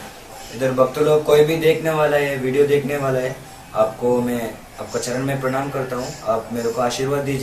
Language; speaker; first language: Hindi; non-native, local second language; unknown